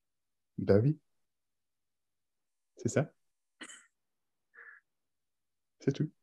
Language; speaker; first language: French; native; French